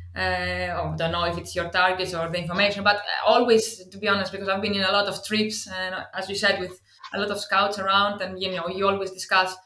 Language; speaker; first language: English; non-native, fluent; Greek